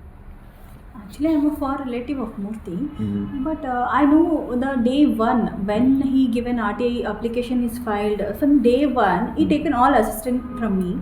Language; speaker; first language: English; non-native, local second language; Kannada